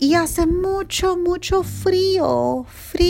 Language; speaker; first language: Spanish; early bilingual, heritage; Spanish